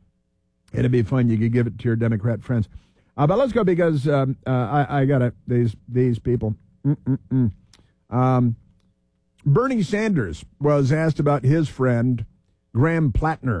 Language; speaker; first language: English; native; English